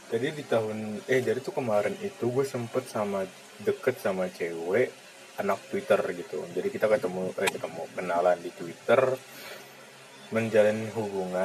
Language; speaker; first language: Indonesian; native; Indonesian